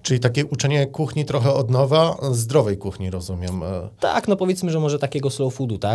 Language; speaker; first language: Polish; native; Polish